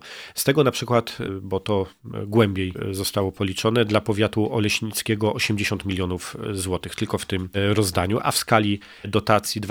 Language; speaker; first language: Polish; native; Polish